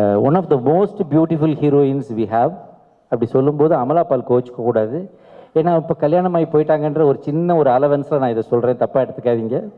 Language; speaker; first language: Tamil; native; Tamil